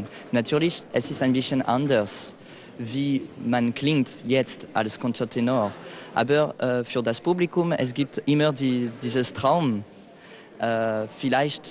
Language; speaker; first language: German; non-native, fluent; French